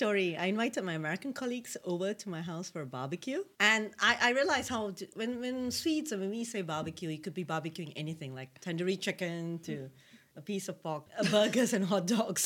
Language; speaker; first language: English; non-native, local second language; Tamil